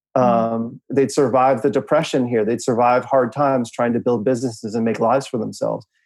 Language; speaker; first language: English; native; English